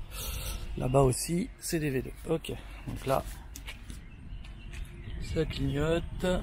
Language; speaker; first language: French; native; French